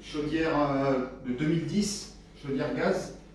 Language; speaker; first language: French; native; French